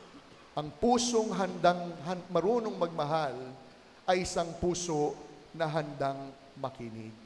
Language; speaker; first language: Filipino; native; Filipino